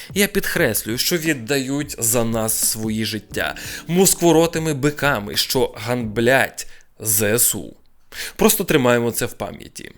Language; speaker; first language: Ukrainian; non-native, local second language; Russian